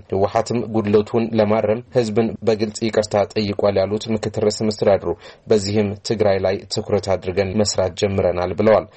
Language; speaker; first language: Amharic; non-native, local second language; Tigrinya